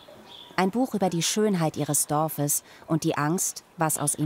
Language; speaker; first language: German; native; German